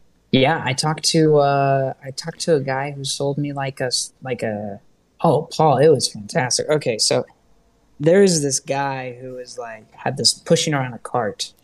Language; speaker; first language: English; native; English